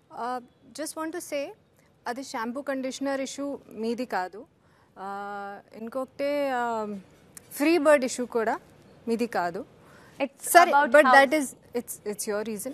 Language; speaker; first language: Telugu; non-native, learner; Hindi